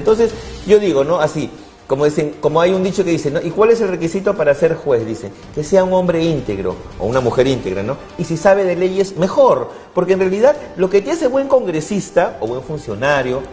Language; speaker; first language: Spanish; native; Spanish